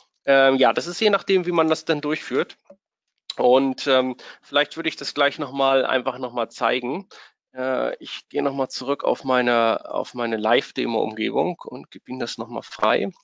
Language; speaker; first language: German; native; German